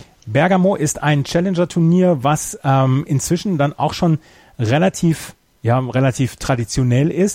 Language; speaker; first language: German; native; German